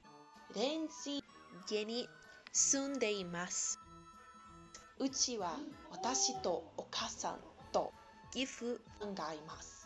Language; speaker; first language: Japanese; non-native, learner; Portuguese